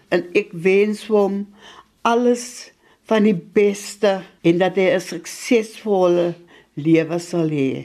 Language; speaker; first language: Afrikaans; native; Afrikaans